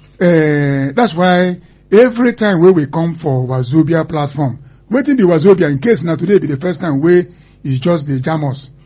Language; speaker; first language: Nigerian Pidgin; non-native, local second language; Igbo